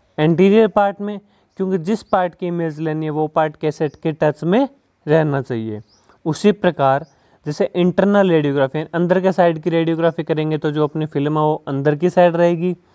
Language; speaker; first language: Hindi; native; Hindi